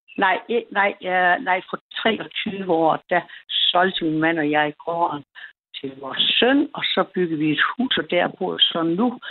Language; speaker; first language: Danish; native; Danish